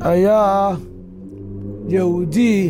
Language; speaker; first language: Hebrew; non-native, local second language; Yiddish